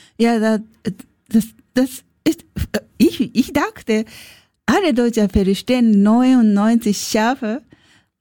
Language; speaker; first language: German; non-native, learner; Japanese